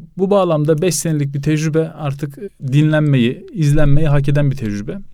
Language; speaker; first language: Turkish; native; Turkish